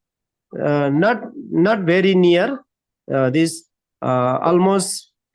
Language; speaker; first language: English; non-native, learner; Nepali